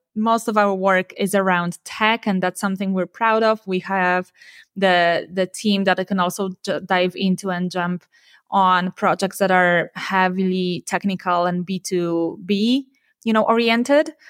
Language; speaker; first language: English; non-native, fluent; Polish